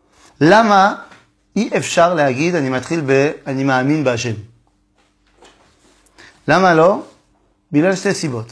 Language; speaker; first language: Hebrew; non-native, fluent; French